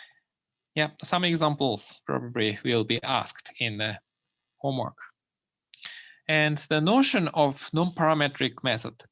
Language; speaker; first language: English; non-native, fluent; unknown